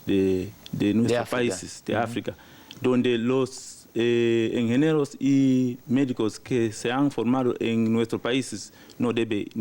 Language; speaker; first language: Spanish; non-native, learner; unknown